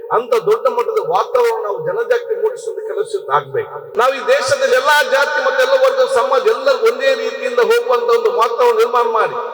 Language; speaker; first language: Kannada; non-native, local second language; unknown